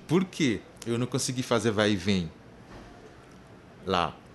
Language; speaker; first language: Portuguese; non-native, learner; Haitian Creole